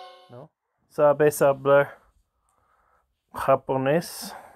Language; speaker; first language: Spanish; non-native, learner; English